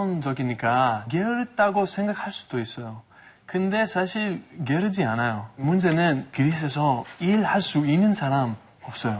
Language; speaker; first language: Korean; non-native, fluent; Greek